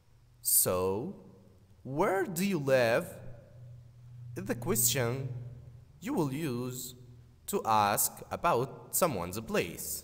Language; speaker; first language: English; non-native, fluent; Arabic